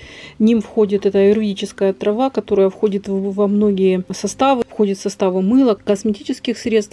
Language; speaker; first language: Russian; native; Russian